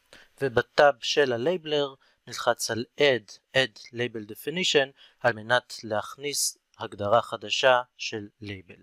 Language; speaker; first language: Hebrew; native; Hebrew